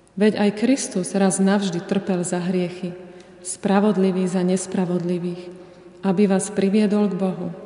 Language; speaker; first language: Slovak; native; Slovak